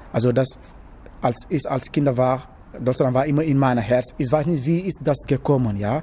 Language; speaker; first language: German; non-native, learner; Wolof